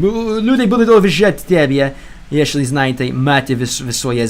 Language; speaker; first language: Russian; non-native, learner; English